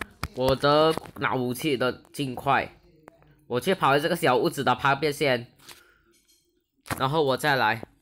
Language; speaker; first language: Chinese; early bilingual, heritage; Chinese